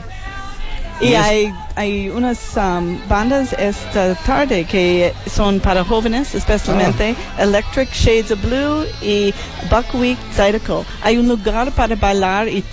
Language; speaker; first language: Spanish; non-native, learner; English